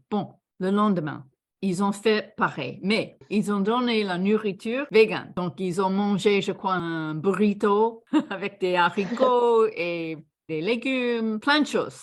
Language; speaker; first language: French; non-native, fluent; English